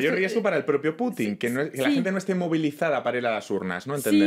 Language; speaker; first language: Spanish; native; Spanish